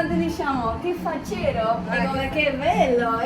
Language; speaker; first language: Italian; non-native, learner; Spanish